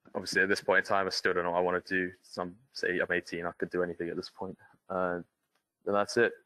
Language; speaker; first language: English; native; English